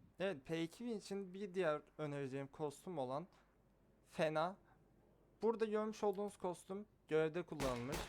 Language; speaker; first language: Turkish; native; Turkish